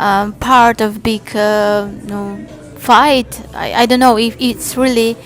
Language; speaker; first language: English; non-native, learner; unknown